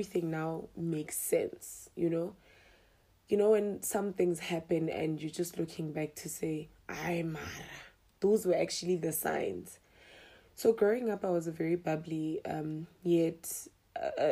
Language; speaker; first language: English; non-native, local second language; Tswana